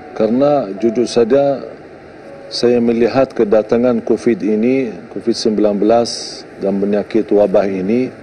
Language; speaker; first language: Indonesian; non-native, fluent; Arabic